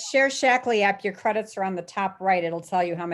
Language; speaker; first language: English; native; English